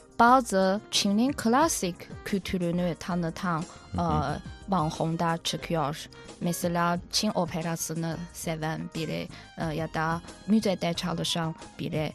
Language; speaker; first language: Turkish; non-native, fluent; Chinese